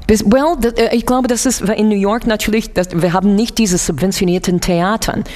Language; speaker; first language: German; non-native, fluent; English